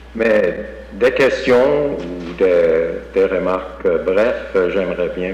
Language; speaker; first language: French; non-native, fluent; English